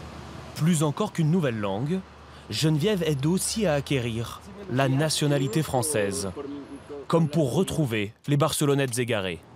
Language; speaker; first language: French; native; French